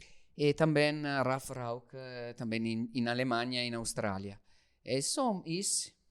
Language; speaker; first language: Portuguese; non-native, learner; Italian